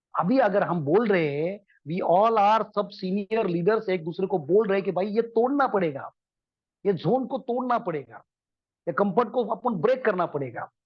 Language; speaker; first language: Hindi; non-native, local second language; Marathi